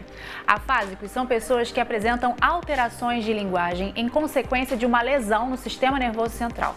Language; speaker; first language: Portuguese; native; Portuguese